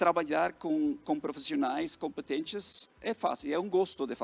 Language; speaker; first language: Portuguese; non-native, fluent; Norwegian